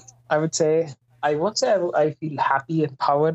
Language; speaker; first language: English; non-native, local second language; Hindi